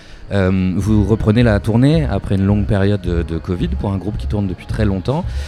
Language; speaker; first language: French; native; French